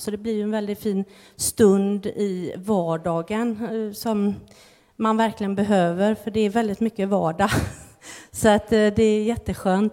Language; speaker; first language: Swedish; native; Swedish